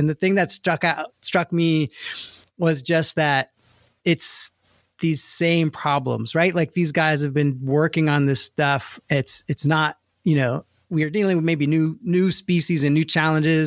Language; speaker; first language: English; native; English